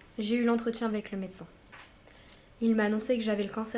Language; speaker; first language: French; native; French